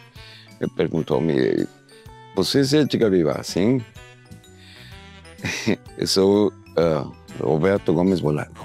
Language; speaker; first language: Portuguese; non-native, learner; Spanish